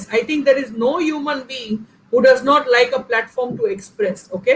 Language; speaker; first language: English; non-native, local second language; Gujarati